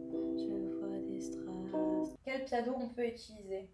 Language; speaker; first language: French; native; French